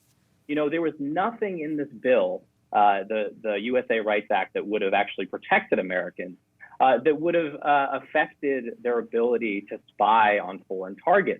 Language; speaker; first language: English; native; English